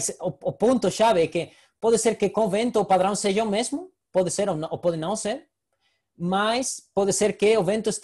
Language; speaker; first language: Portuguese; non-native, fluent; Spanish